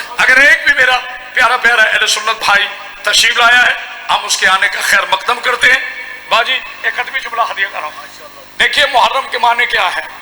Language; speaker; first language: Urdu; non-native, local second language; Punjabi